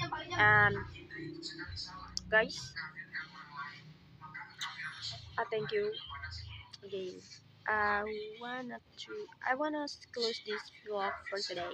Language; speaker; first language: English; non-native, learner; Indonesian